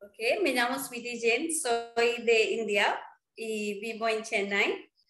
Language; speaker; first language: Spanish; non-native, fluent; Marwari